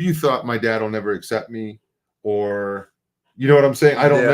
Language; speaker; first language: English; native; English